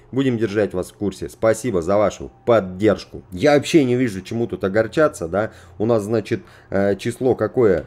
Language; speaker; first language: Russian; native; Russian